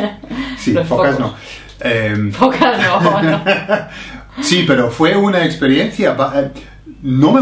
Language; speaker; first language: Spanish; non-native, fluent; English